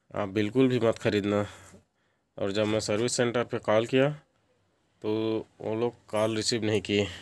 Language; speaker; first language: Hindi; native; Hindi